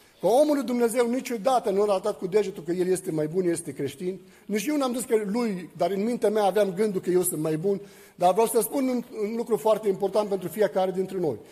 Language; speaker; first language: Romanian; non-native, fluent; Arabic